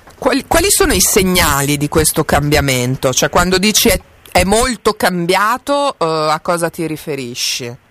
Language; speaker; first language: Italian; native; Italian